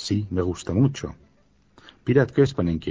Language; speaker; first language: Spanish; non-native, fluent; Finnish